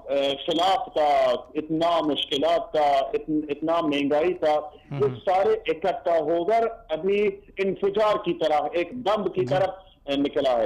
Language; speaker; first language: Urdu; non-native, fluent; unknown